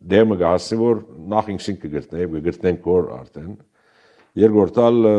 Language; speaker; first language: Armenian; early bilingual, heritage; Armenian